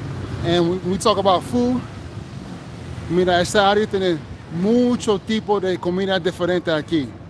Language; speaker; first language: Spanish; non-native, fluent; English